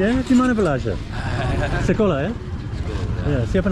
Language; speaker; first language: Indonesian; non-native, learner; English